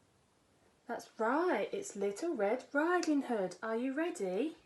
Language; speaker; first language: English; native; English